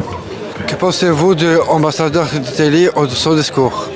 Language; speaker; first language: French; native; French